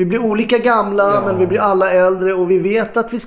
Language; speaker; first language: Swedish; native; Swedish